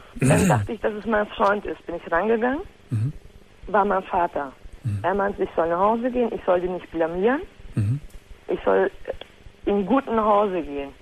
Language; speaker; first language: German; early bilingual, other home language; Turkish